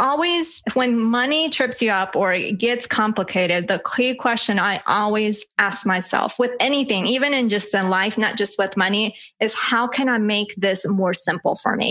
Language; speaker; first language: English; early bilingual, other home language; Spanish